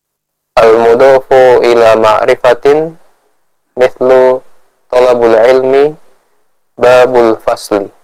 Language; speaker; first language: Arabic; non-native, fluent; Indonesian